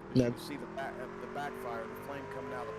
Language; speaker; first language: English; native; English